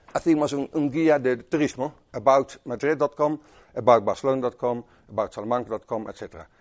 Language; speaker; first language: Spanish; non-native, fluent; Dutch